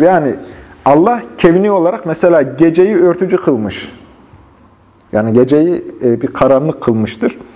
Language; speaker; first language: Turkish; native; Turkish